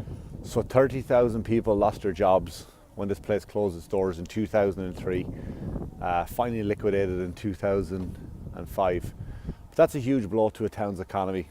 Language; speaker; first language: English; native; English